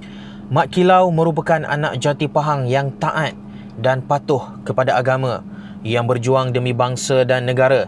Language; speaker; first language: Malay; native; Malay